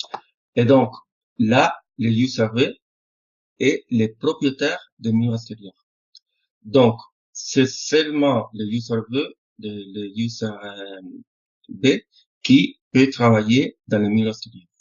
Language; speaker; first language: French; non-native, fluent; Spanish